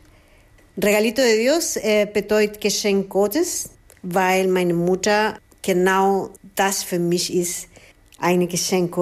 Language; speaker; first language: German; non-native, fluent; Spanish